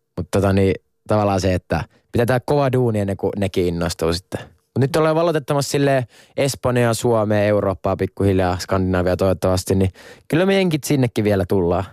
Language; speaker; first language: Finnish; non-native, local second language; Swedish